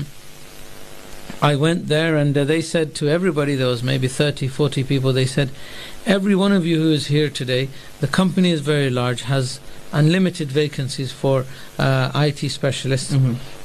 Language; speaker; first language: English; native; English